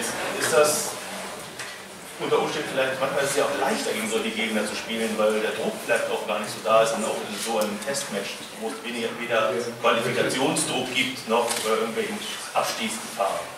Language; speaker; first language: German; native; German